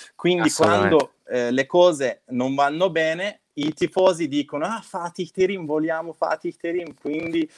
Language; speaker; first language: Italian; non-native, fluent; Turkish